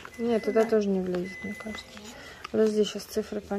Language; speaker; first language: Russian; native; Russian